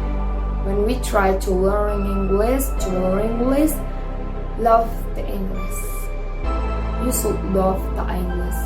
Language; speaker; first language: English; non-native, fluent; Indonesian